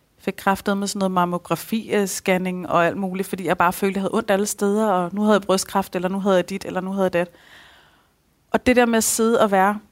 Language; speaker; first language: Danish; early bilingual, other home language; Persian